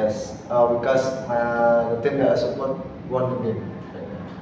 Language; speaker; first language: English; non-native, learner; Indonesian